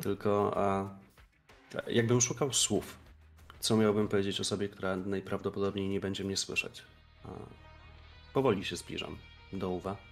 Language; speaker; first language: Polish; native; Polish